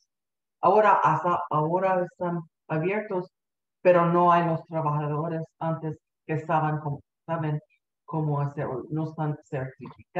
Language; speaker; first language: Spanish; early bilingual, heritage; Spanish